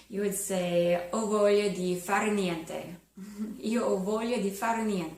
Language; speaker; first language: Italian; non-native, fluent; English